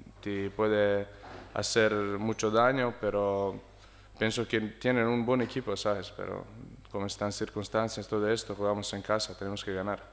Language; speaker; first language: Spanish; non-native, learner; Slovenian